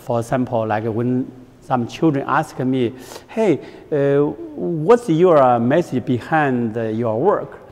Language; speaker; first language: English; non-native, learner; Chinese